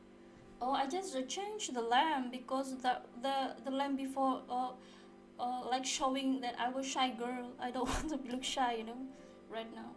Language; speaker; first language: English; non-native, learner; Indonesian